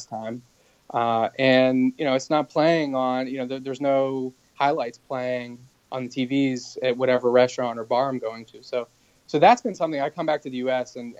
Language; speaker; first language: English; native; English